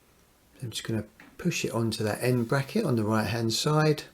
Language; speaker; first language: English; native; English